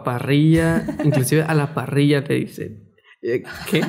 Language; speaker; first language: Spanish; native; Spanish